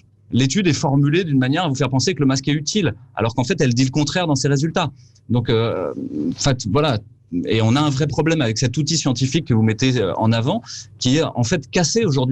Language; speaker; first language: French; native; French